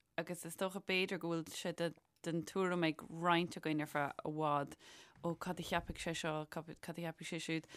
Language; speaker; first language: Irish; native; Irish